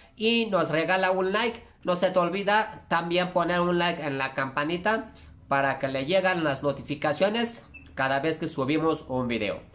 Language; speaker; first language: Spanish; non-native, learner; Turkish